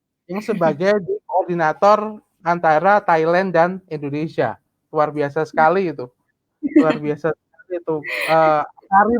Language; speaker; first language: Indonesian; native; Indonesian